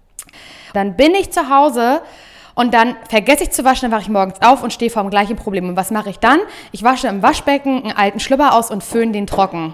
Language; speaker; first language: German; native; German